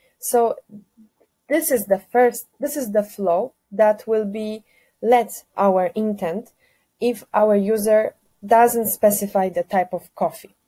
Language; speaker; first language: English; non-native, fluent; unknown